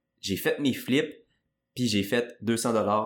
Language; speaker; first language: French; native; French